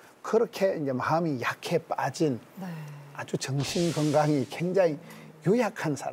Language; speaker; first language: Korean; native; Korean